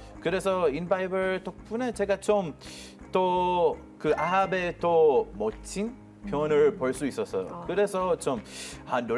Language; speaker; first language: Korean; non-native, learner; Hebrew